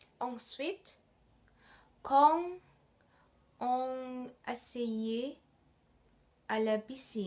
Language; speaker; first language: French; non-native, learner; Indonesian